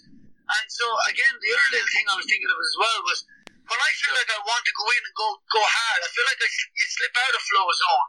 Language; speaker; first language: English; native; English